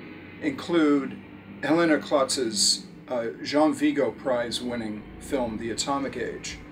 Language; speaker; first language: English; native; English